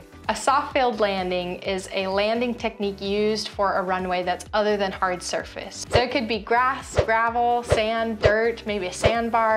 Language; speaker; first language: English; native; English